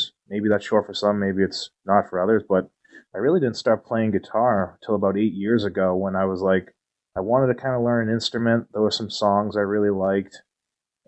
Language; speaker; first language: English; native; English